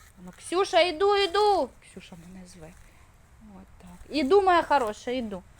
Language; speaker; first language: Ukrainian; native; Ukrainian